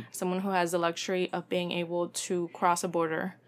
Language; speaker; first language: English; early bilingual, other home language; Spanish